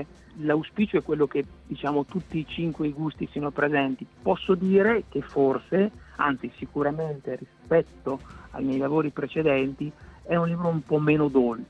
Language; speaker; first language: Italian; native; Italian